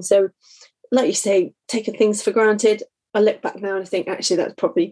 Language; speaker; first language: English; native; English